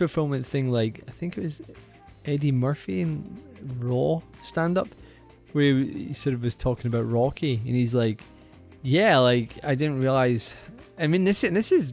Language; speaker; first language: English; native; English